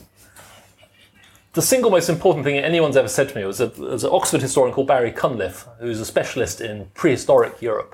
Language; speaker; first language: English; native; English